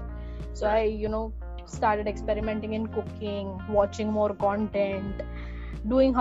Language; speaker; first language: English; non-native, local second language; Hindi